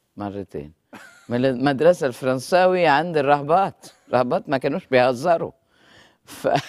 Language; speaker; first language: Arabic; native; Arabic